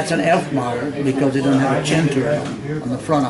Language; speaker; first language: English; native; English